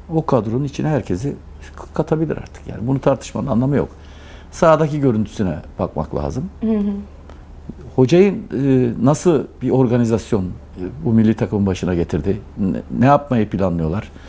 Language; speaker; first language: Turkish; native; Turkish